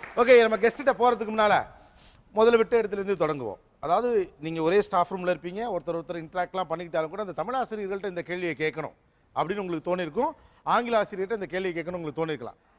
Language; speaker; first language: Tamil; native; Tamil